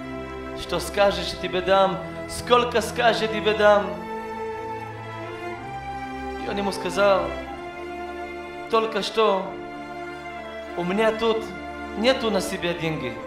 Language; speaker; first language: Russian; non-native, learner; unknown